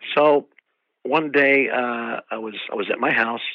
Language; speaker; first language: English; native; English